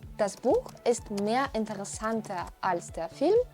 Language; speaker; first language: German; non-native, fluent; Ukrainian